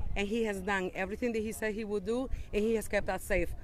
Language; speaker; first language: English; non-native, fluent; Spanish